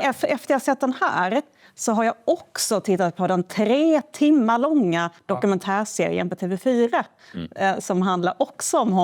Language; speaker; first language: Swedish; native; Swedish